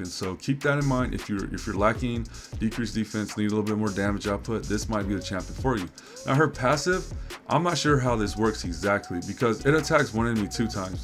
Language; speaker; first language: English; native; English